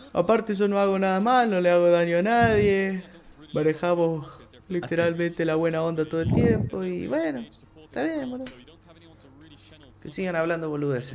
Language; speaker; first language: Spanish; native; Spanish